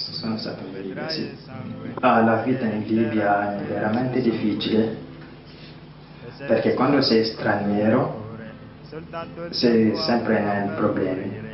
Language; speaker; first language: Italian; non-native, learner; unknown